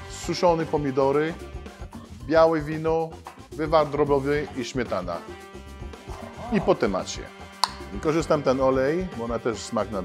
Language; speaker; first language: Polish; non-native, fluent; French